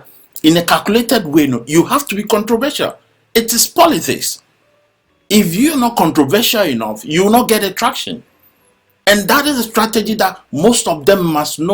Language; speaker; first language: English; non-native, local second language; Akan